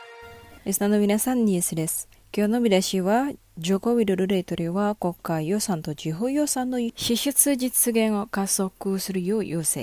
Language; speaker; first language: Japanese; non-native, fluent; Indonesian